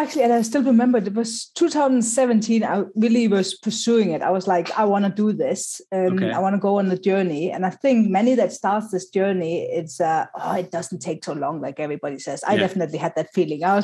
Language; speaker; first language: English; non-native, local second language; Danish